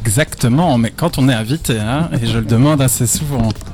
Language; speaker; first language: French; native; French